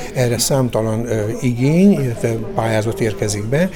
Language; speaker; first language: Hungarian; native; Hungarian